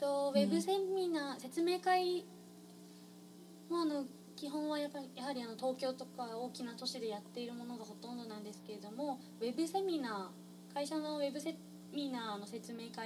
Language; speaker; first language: Japanese; native; Japanese